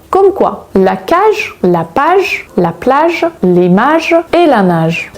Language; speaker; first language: French; non-native, fluent; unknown